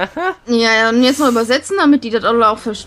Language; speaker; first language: German; native; German